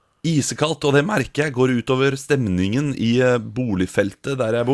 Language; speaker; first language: Norwegian; native; Norwegian